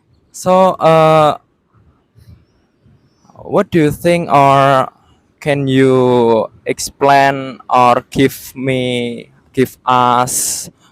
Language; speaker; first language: English; non-native, learner; Indonesian